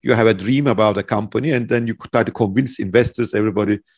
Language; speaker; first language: English; non-native, fluent; Turkish